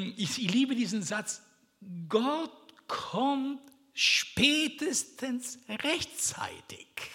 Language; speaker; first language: German; non-native, fluent; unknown